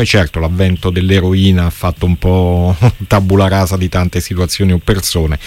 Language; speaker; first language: Italian; native; Italian